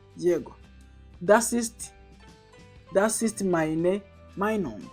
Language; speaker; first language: German; non-native, fluent; Kinyarwanda